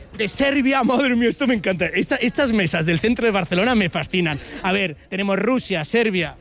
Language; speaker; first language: Spanish; native; Spanish